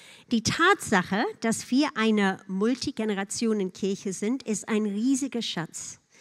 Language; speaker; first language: German; non-native, fluent; English